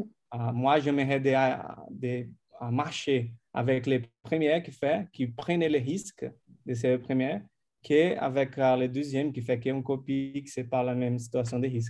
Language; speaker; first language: French; non-native, fluent; Portuguese